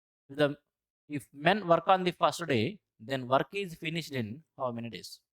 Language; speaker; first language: English; non-native, local second language; Telugu